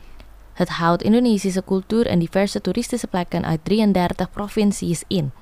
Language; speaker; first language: Dutch; non-native, fluent; Indonesian